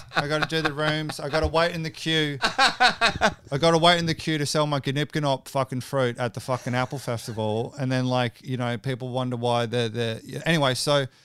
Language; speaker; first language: English; native; English